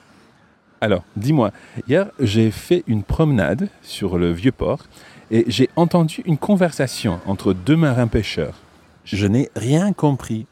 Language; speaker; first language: French; non-native, fluent; English